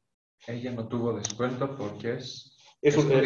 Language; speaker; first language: Spanish; native; Spanish